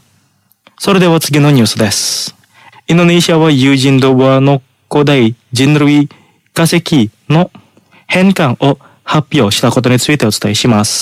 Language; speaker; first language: Japanese; non-native, fluent; Indonesian